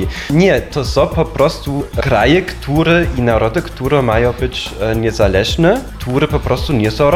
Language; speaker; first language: Polish; non-native, fluent; German